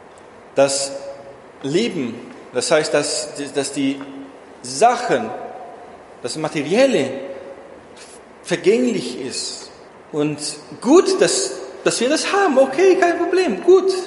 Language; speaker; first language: German; non-native, fluent; Portuguese